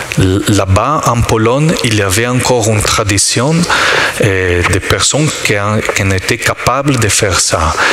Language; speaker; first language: French; non-native, learner; Italian